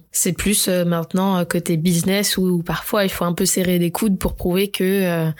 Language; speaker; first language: French; native; French